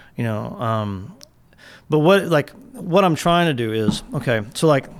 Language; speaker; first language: English; native; English